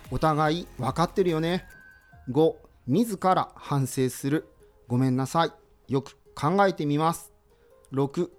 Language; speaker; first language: Japanese; native; Japanese